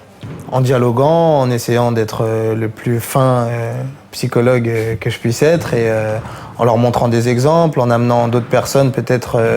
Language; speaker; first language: French; native; French